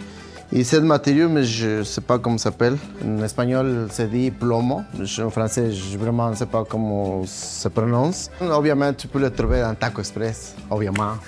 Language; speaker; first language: French; non-native, learner; Spanish